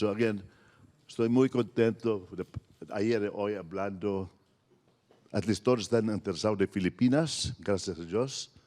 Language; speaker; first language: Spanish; non-native, fluent; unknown